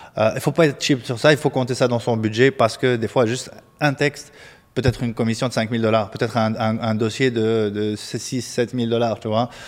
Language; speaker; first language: French; non-native, local second language; Arabic